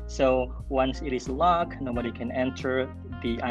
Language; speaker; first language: English; non-native, fluent; Indonesian